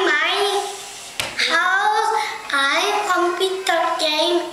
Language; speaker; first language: English; non-native, learner; Korean